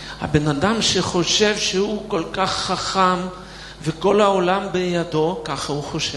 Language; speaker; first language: Hebrew; non-native, fluent; Russian